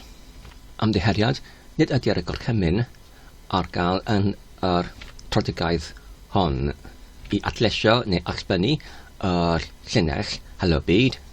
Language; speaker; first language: Welsh; non-native, learner; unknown